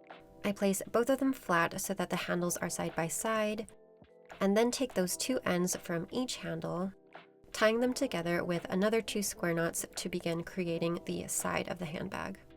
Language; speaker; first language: English; native; English